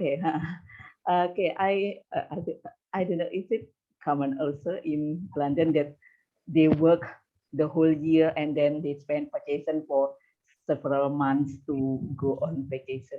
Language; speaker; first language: English; non-native, fluent; Indonesian